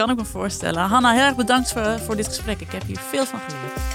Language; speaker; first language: Dutch; native; Dutch